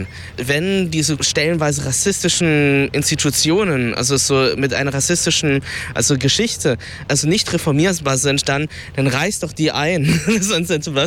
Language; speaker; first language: German; early bilingual, other home language; Vietnamese